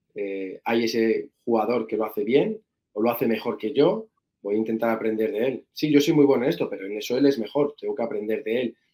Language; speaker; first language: Spanish; native; Spanish